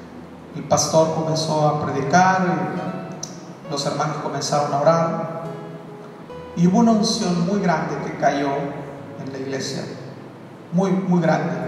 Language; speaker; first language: Spanish; native; Spanish